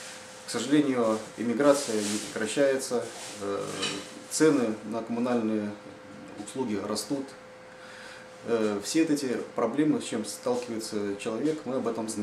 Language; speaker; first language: Russian; native; Russian